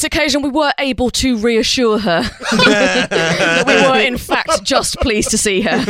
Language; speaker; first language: English; native; English